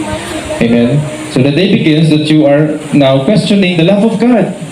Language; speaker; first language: English; non-native, local second language; Filipino